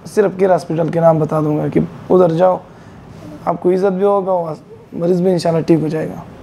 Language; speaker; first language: Hindi; non-native, learner; Persian